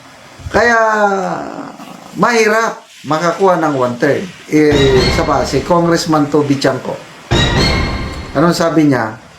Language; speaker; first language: Filipino; native; Filipino